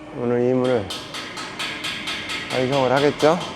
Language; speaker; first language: Korean; native; Korean